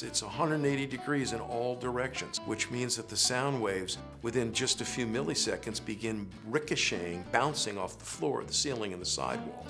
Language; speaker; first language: English; native; English